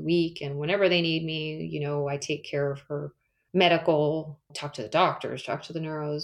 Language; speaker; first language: English; native; English